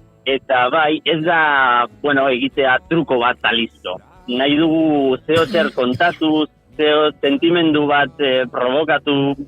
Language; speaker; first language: Basque; non-native, local second language; Spanish